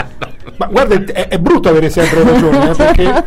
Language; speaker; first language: Italian; native; Italian